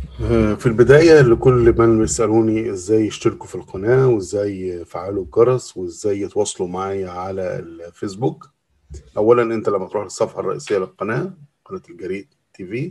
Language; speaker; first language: Arabic; native; Arabic